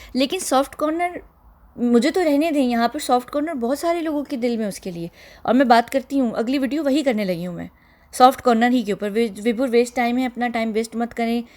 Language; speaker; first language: Urdu; early bilingual, heritage; Hindi